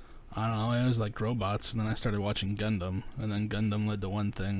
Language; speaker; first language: English; native; English